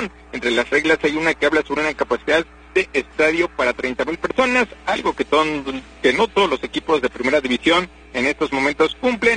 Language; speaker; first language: Spanish; native; Spanish